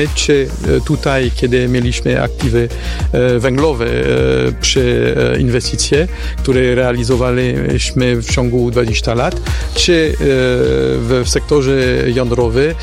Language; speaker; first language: Polish; non-native, learner; French